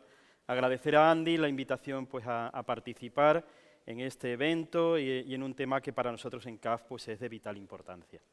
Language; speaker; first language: Spanish; native; Spanish